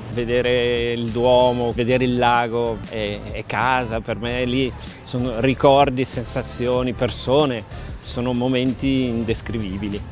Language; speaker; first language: Italian; native; Italian